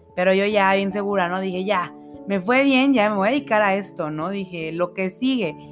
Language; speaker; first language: Spanish; native; Spanish